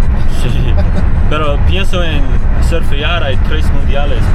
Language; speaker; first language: Spanish; non-native, learner; English